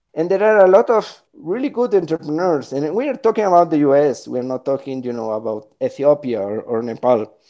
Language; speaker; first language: English; non-native, fluent; Spanish